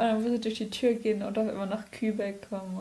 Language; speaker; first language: German; native; German